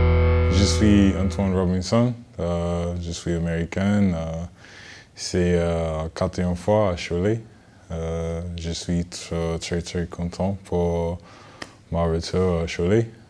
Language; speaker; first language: French; non-native, learner; English